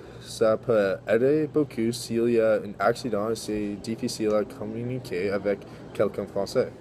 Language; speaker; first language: French; non-native, learner; English